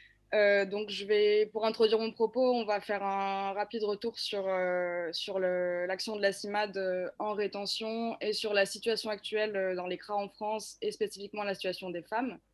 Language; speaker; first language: French; native; French